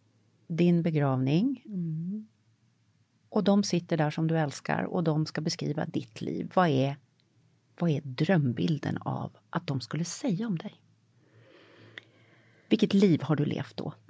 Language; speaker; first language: Swedish; native; Swedish